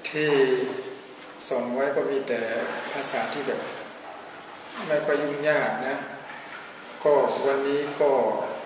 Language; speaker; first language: Thai; non-native, fluent; Burmese